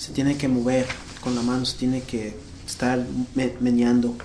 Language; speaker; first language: Spanish; early bilingual, heritage; Spanish